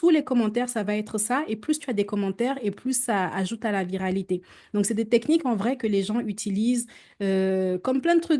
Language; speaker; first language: French; native; French